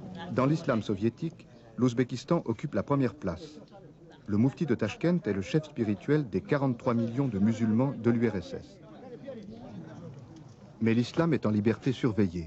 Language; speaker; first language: French; native; French